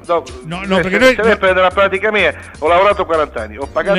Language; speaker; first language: Italian; native; Italian